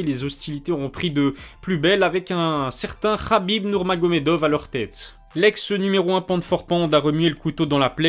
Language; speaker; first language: French; native; French